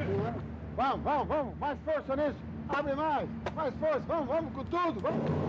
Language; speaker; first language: Portuguese; native; Portuguese